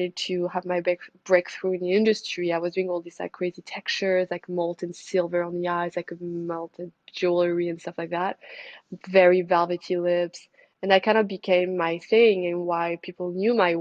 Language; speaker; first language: English; non-native, fluent; French